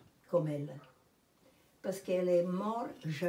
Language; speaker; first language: French; non-native, fluent; Italian